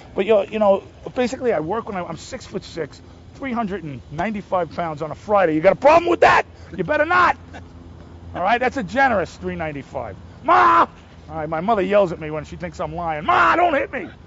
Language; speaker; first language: English; native; English